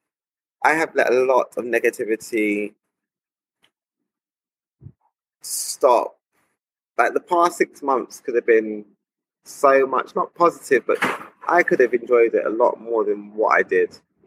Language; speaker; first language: English; native; English